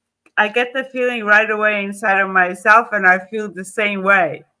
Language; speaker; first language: English; non-native, fluent; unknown